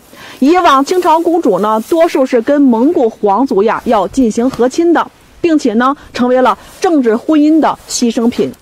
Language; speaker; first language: Chinese; native; Chinese